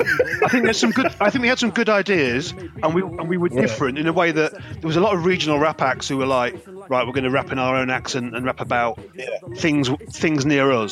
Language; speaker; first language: English; native; English